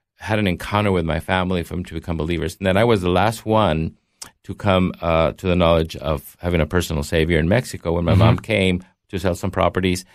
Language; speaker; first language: English; early bilingual, heritage; Spanish